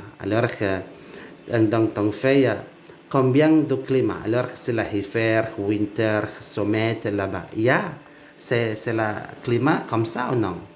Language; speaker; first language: French; non-native, learner; Indonesian